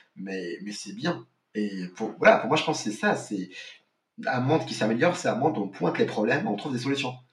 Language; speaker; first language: French; non-native, local second language; Arabic